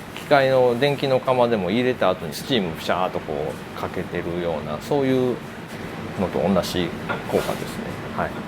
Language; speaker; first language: Japanese; native; Japanese